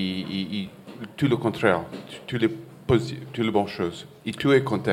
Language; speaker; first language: French; non-native, fluent; English